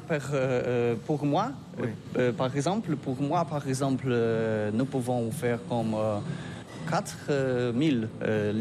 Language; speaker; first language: French; non-native, learner; Polish